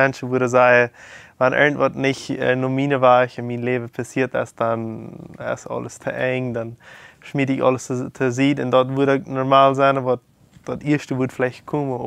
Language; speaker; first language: German; non-native, local second language; Plautdietsch